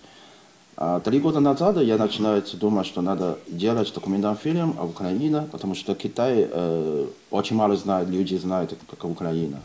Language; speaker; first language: Russian; non-native, learner; Chinese